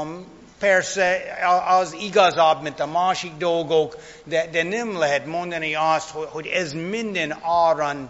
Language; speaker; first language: Hungarian; non-native, fluent; English